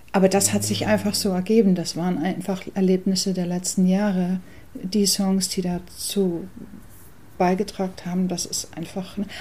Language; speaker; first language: German; early bilingual, other home language; English